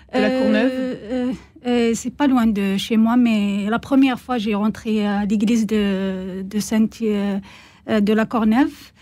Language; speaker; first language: French; non-native, learner; Kabyle